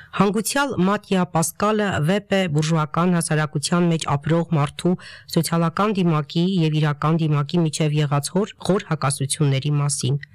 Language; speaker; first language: Armenian; native; Armenian